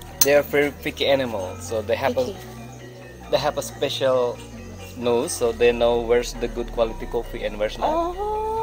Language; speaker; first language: English; non-native, learner; Indonesian